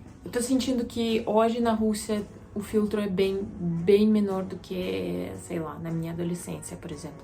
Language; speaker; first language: Portuguese; non-native, fluent; Russian